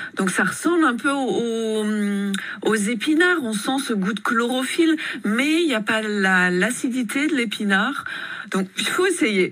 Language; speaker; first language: French; native; French